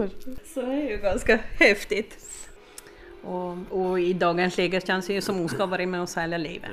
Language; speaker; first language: Swedish; native; Swedish